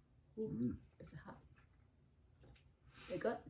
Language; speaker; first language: English; non-native, learner; Chinese